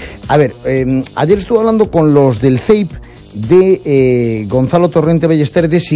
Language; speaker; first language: Spanish; native; Spanish